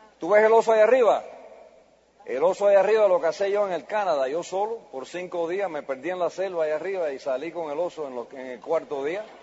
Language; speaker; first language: Spanish; early bilingual, heritage; Spanish